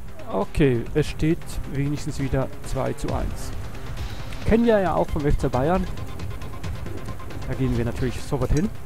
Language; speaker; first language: German; non-native, fluent; Swiss German